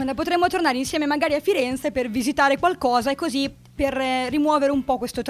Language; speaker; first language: Italian; native; Italian